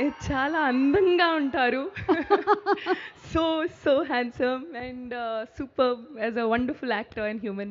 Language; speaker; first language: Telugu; non-native, learner; Hindi